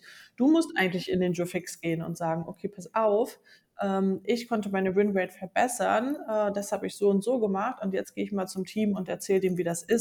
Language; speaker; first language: German; native; German